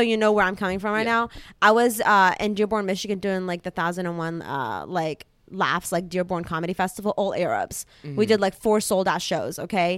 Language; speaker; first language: English; early bilingual, other home language; Arabic